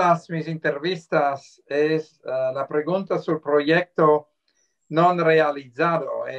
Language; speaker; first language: Spanish; non-native, fluent; Swiss German